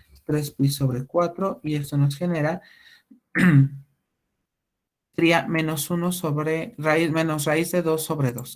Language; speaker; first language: Spanish; native; Spanish